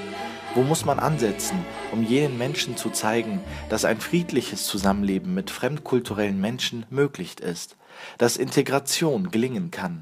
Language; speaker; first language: German; early bilingual, other home language; Turkish